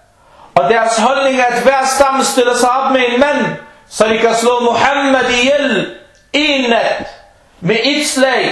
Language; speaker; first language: Danish; early bilingual, other home language; Urdu